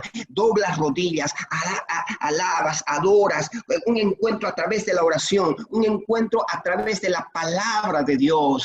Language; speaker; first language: Spanish; native; Spanish